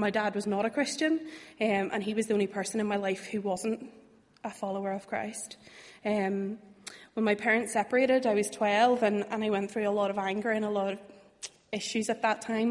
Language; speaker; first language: English; native; English